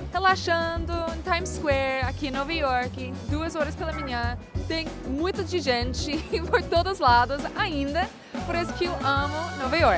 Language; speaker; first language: Portuguese; non-native, fluent; English